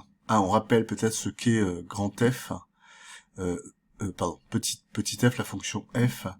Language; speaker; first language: French; native; French